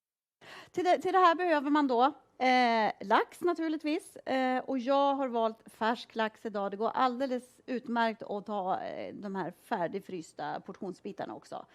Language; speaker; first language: Swedish; native; Swedish